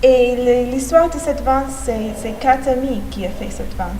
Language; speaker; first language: French; non-native, fluent; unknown